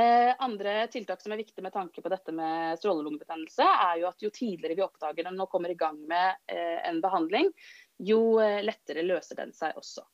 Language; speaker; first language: Norwegian; native; Norwegian